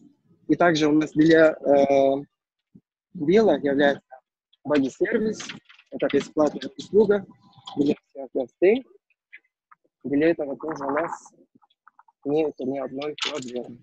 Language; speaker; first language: Russian; non-native, learner; Turkish